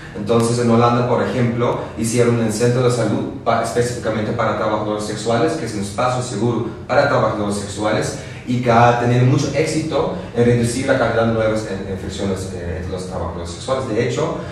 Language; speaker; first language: Spanish; non-native, fluent; Dutch